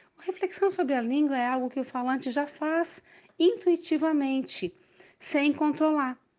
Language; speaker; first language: Portuguese; native; Portuguese